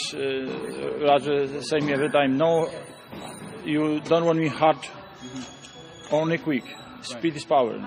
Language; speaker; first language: English; non-native, learner; Polish